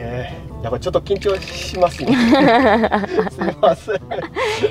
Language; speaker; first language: Japanese; non-native, fluent; Chinese